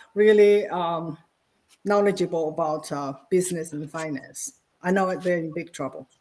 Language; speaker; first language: English; non-native, fluent; Chinese